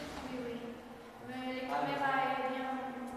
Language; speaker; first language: French; non-native, learner; Spanish